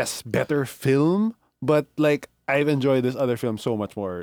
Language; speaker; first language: English; non-native, local second language; Filipino